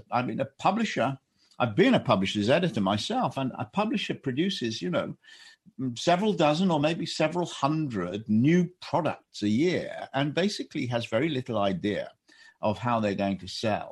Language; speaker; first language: English; native; English